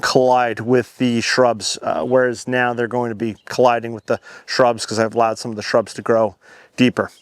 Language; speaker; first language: English; native; English